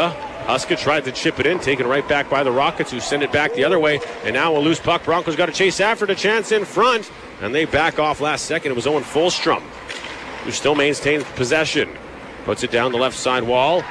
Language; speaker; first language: English; native; English